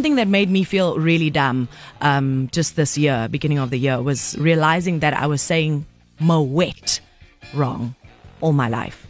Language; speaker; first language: English; native; English